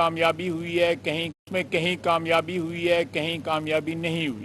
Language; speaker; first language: Urdu; non-native, local second language; Punjabi